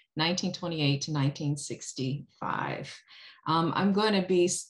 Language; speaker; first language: English; native; English